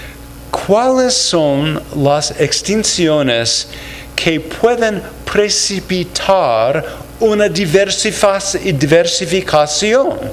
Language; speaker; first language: Spanish; non-native, fluent; English